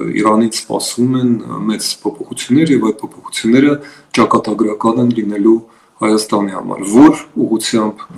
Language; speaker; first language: Armenian; native; Armenian